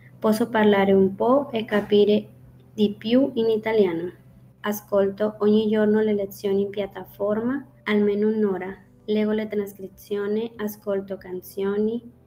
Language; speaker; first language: Italian; non-native, learner; Spanish